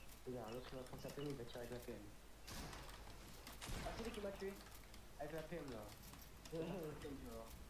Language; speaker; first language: French; native; French